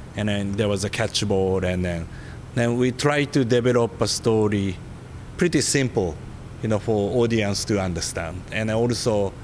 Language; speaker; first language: English; non-native, fluent; Japanese